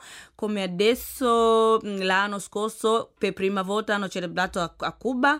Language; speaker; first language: Italian; non-native, fluent; Swahili